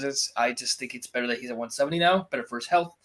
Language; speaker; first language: English; native; English